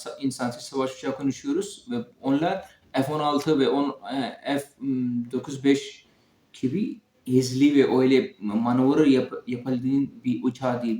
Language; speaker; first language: Turkish; non-native, learner; Urdu